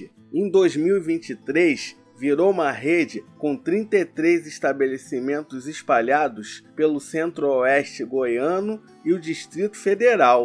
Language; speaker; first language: Portuguese; native; Portuguese